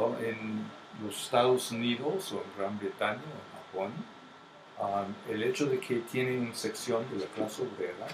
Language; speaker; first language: Spanish; non-native, fluent; English